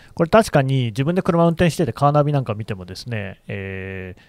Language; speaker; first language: Japanese; native; Japanese